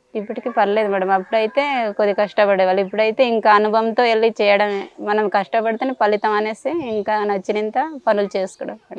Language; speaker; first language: Telugu; native; Telugu